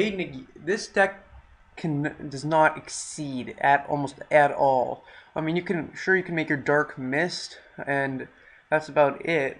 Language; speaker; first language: English; native; English